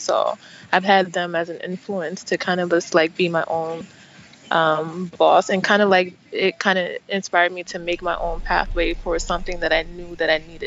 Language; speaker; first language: English; native; English